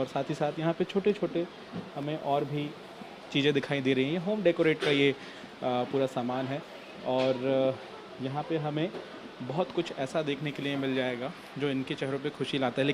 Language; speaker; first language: Hindi; native; Hindi